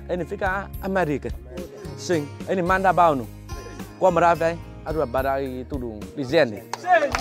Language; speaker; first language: Portuguese; non-native, learner; Vietnamese